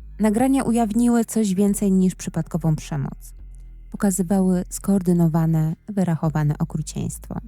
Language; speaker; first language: Polish; native; Polish